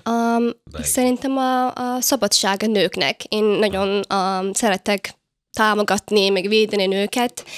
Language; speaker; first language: Hungarian; non-native, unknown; Somali